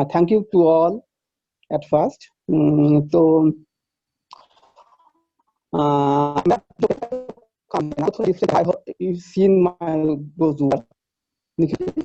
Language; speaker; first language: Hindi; non-native, local second language; Bangla